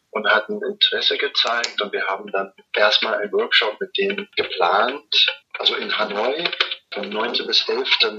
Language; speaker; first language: German; non-native, fluent; English